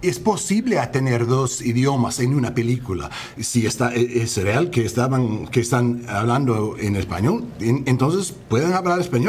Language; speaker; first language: Spanish; non-native, learner; English